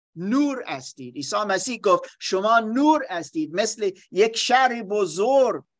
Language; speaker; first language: Persian; non-native, learner; German